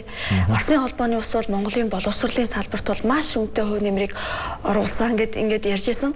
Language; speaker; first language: Mongolian; native; Mongolian